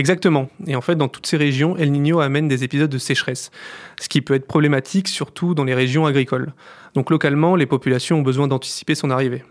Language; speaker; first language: French; native; French